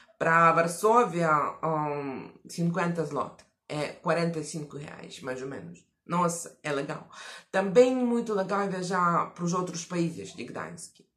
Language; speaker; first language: Portuguese; non-native, fluent; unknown